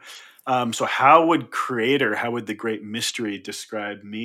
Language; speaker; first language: English; native; English